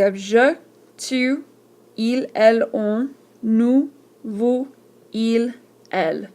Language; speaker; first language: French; non-native, fluent; English